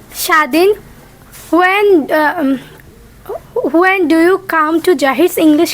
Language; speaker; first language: English; non-native, learner; Bangla